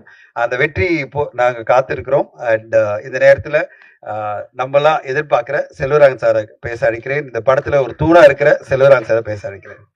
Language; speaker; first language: Tamil; native; Tamil